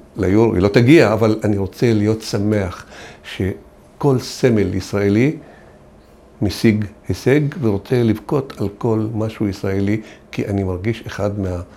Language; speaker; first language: Hebrew; non-native, local second language; Arabic